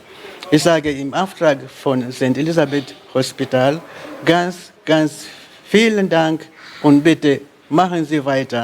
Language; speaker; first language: German; non-native, learner; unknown